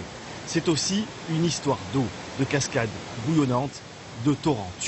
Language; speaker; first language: French; native; French